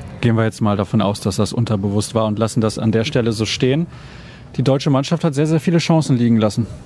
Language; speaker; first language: German; native; German